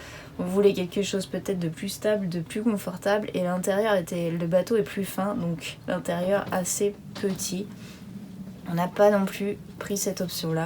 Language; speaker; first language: French; native; French